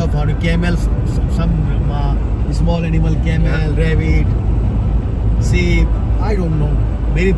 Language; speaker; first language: English; non-native, local second language; Hindi